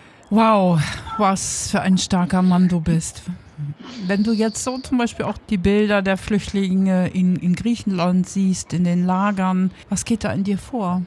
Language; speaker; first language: German; native; German